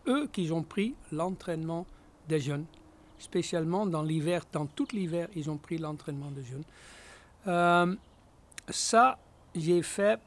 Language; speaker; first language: French; non-native, fluent; Dutch